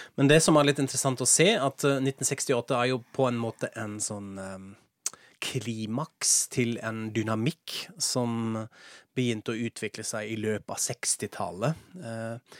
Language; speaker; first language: Norwegian; non-native, fluent; German